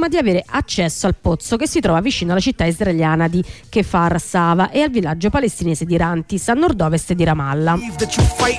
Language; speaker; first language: Italian; native; Italian